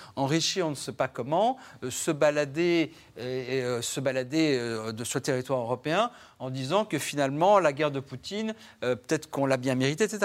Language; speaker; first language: French; native; French